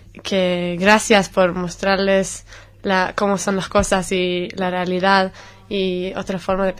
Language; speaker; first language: Spanish; non-native, fluent; Hebrew